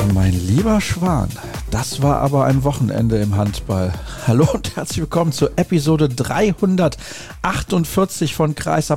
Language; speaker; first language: German; native; German